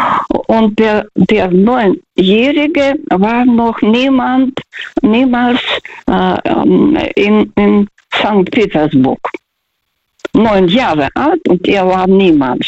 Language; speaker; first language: German; non-native, fluent; Russian